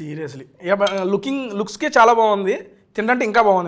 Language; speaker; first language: Telugu; native; Telugu